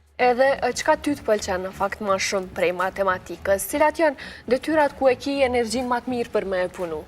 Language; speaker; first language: Albanian; native; Albanian